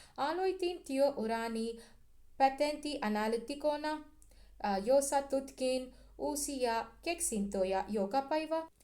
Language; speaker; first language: Finnish; non-native, learner; Tamil